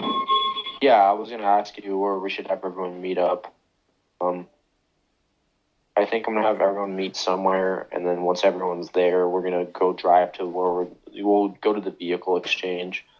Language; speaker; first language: English; native; English